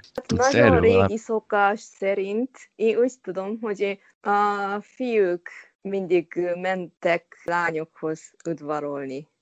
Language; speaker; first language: Hungarian; non-native, fluent; Japanese